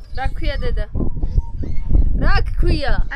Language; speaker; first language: Russian; non-native, learner; Georgian